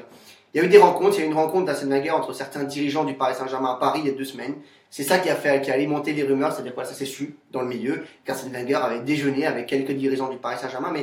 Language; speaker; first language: French; native; French